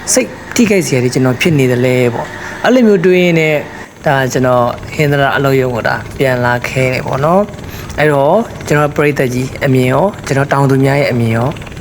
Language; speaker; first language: Burmese; native; Burmese